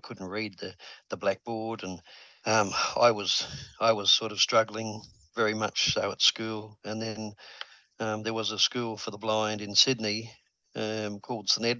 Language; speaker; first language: English; native; English